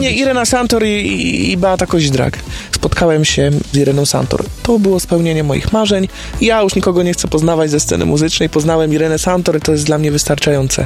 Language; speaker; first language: Polish; native; Polish